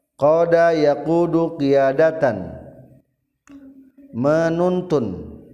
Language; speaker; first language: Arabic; non-native, fluent; Indonesian